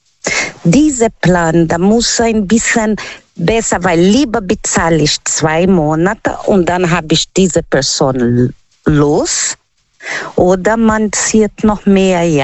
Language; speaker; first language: German; non-native, learner; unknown